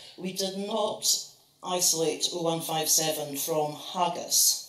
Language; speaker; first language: English; native; English